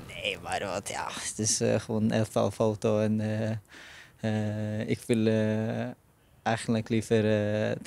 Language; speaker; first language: Dutch; non-native, fluent; Norwegian